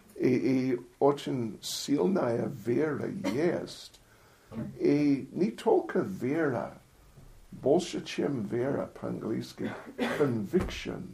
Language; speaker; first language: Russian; non-native, fluent; English